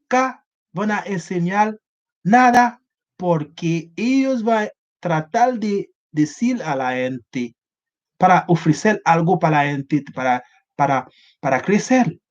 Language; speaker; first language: Spanish; non-native, learner; Haitian Creole